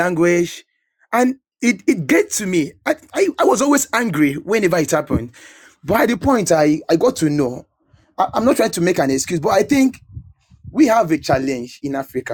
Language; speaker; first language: English; non-native, local second language; Ibibio